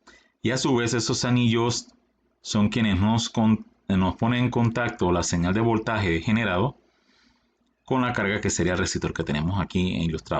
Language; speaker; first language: Spanish; native; Spanish